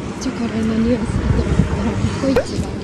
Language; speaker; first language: Japanese; native; Japanese